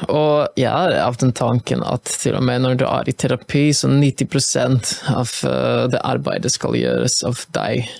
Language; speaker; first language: Norwegian; non-native, fluent; Polish